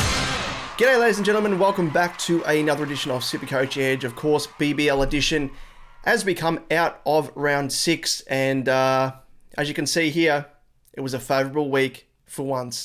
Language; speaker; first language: English; native; English